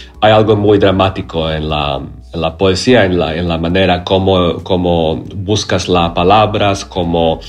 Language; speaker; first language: Spanish; non-native, learner; Croatian